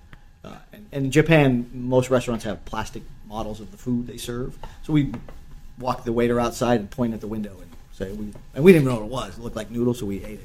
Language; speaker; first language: English; native; English